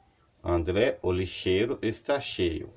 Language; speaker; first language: Portuguese; non-native, learner; Haitian Creole